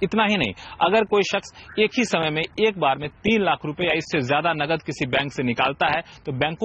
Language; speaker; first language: Hindi; native; Hindi